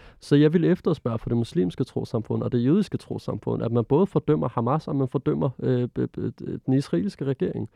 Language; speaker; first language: Danish; early bilingual, other home language; Arabic